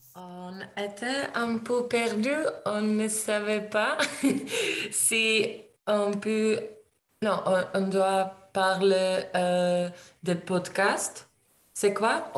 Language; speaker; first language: French; non-native, learner; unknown